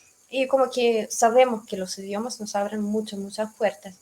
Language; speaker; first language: Spanish; non-native, fluent; Russian